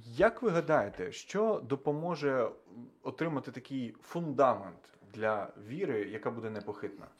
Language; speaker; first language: Ukrainian; native; Ukrainian